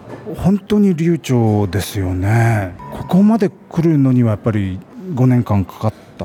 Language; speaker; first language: Japanese; native; Japanese